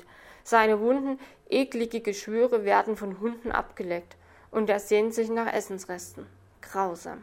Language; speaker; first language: German; native; German